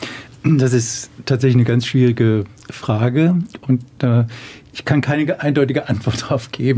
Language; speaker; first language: German; native; German